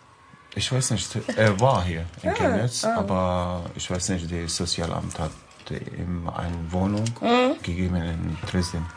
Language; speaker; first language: German; non-native, learner; Arabic